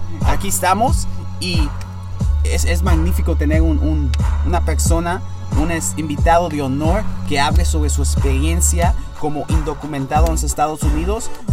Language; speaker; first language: Spanish; early bilingual, heritage; Spanish